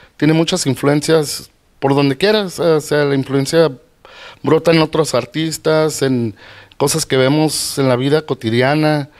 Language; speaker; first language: Spanish; early bilingual, heritage; Spanish